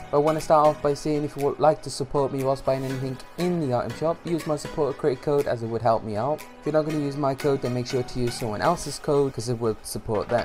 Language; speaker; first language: English; native; English